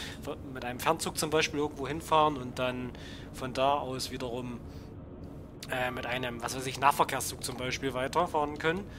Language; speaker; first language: German; native; German